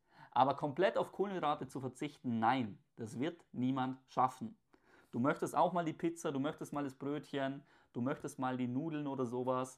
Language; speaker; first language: German; native; German